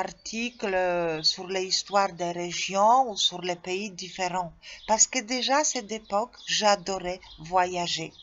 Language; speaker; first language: French; non-native, fluent; Polish